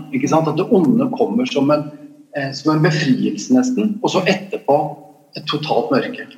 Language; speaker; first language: Norwegian; native; Norwegian